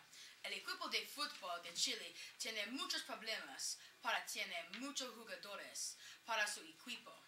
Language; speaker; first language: Spanish; non-native, learner; English